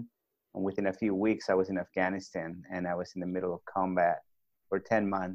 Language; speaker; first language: English; non-native, fluent; Spanish